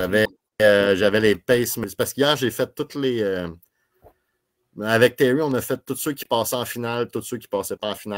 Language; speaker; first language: French; native; French